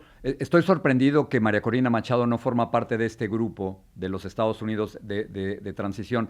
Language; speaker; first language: Spanish; native; Spanish